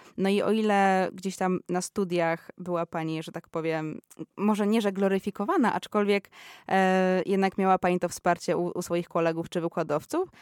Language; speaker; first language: Polish; native; Polish